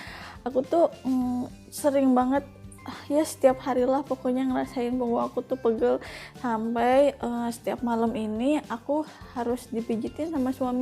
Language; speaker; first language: Indonesian; native; Indonesian